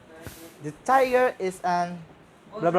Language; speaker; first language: English; non-native, learner; Indonesian